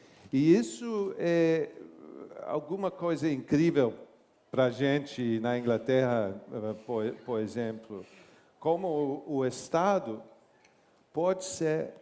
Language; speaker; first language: Portuguese; non-native, learner; English